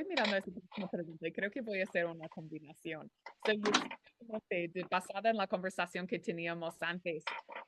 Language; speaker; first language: Spanish; non-native, fluent; English